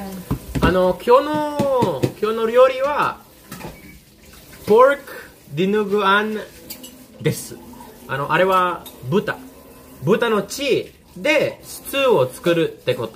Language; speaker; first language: Japanese; non-native, fluent; Filipino